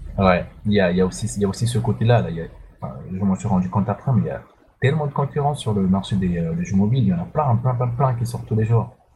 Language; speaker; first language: French; non-native, local second language; Sango